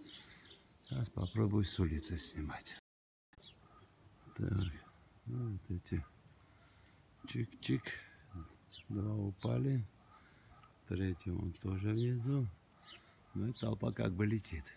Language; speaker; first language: Russian; native; Russian